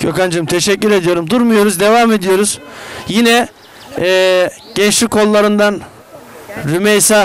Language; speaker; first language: Turkish; native; Turkish